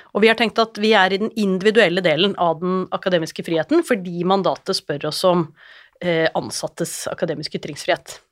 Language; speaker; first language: Norwegian; native; Norwegian